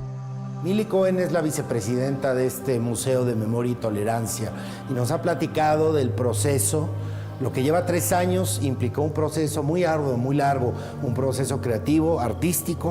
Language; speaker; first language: Spanish; native; Spanish